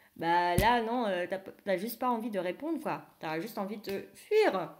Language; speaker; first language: French; early bilingual, other home language; Vietnamese